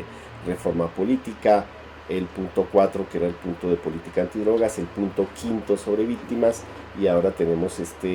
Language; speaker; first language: Spanish; native; Spanish